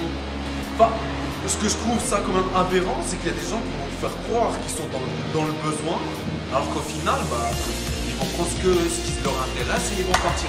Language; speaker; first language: French; native; French